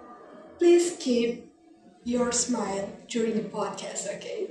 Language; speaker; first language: English; non-native, learner; Indonesian